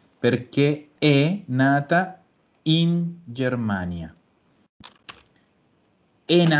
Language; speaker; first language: Italian; non-native, fluent; Spanish